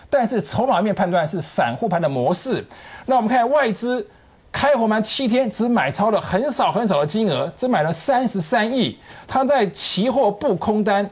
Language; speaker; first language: Chinese; native; Chinese